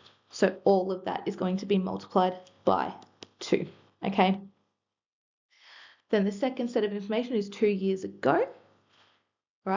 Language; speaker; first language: English; native; English